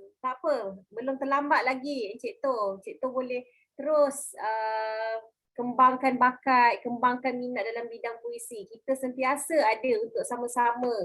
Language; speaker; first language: Malay; native; Malay